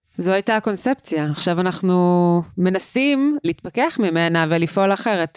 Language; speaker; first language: Hebrew; native; Hebrew